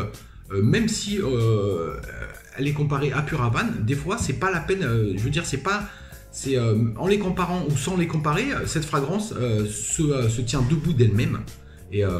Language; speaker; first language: French; native; French